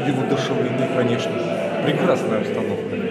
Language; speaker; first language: Russian; native; Russian